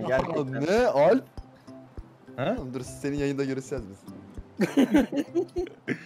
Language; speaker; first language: Turkish; native; Turkish